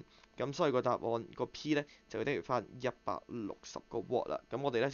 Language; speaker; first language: Cantonese; native; Cantonese